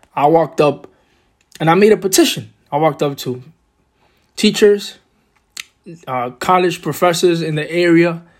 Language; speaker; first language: English; native; English